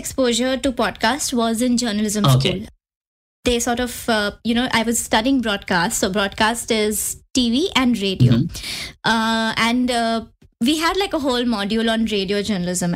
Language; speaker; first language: English; non-native, local second language; Hindi